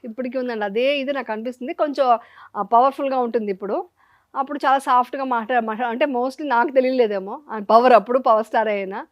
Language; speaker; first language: Telugu; native; Telugu